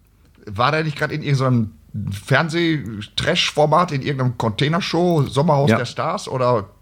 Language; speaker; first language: German; native; German